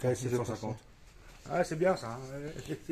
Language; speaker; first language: French; native; French